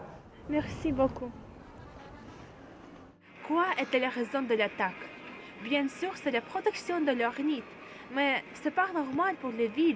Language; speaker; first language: French; non-native, learner; Russian